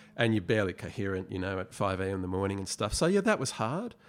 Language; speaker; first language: English; native; English